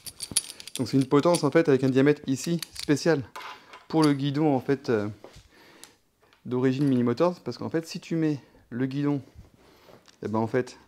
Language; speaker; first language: French; native; French